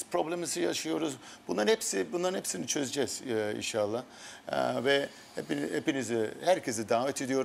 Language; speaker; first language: Turkish; early bilingual, heritage; Turkish